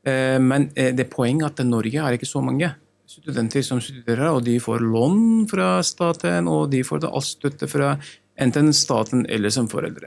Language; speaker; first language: Norwegian; non-native, learner; Turkish